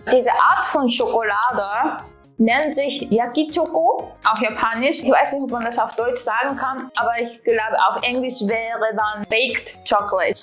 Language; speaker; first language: German; non-native, fluent; Japanese